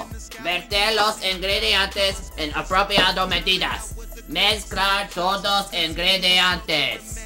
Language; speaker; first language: Spanish; non-native, learner; English